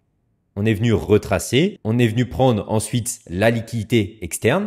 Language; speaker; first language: French; native; French